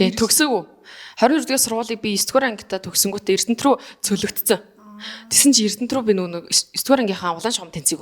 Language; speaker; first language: Mongolian; native; Mongolian